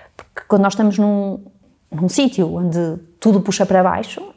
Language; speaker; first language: Portuguese; native; Portuguese